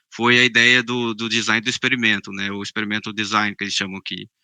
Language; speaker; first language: Portuguese; native; Portuguese